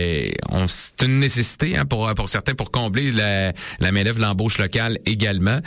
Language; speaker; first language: French; native; French